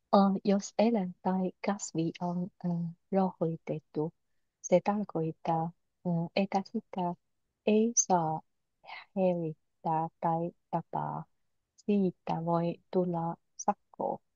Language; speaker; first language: Finnish; non-native, learner; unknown